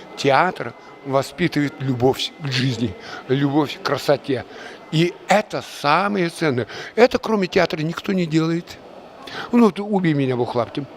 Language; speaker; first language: Russian; non-native, local second language; Chuvash